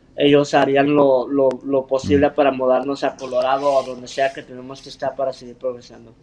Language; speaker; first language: Spanish; early bilingual, heritage; Spanish